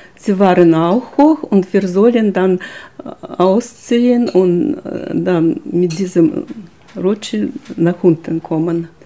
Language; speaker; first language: German; non-native, learner; Russian